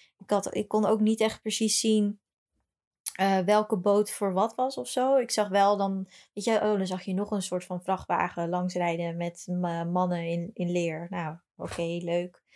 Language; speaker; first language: Dutch; early bilingual, other home language; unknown